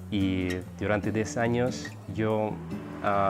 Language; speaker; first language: Spanish; non-native, fluent; Russian